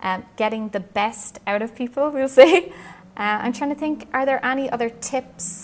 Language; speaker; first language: English; native; English